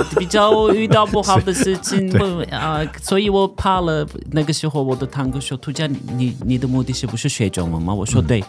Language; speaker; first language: Chinese; non-native, fluent; Turkish